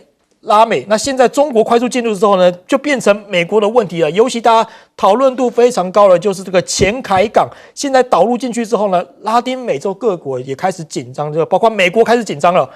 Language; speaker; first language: Chinese; native; Chinese